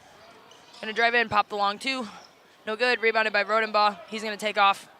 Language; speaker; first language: English; native; English